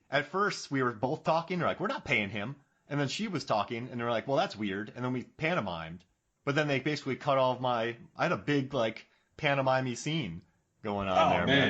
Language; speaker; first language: English; native; English